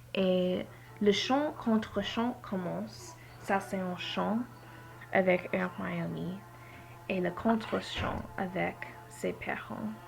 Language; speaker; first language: French; non-native, learner; English